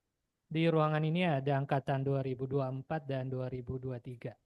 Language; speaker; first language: Indonesian; native; Indonesian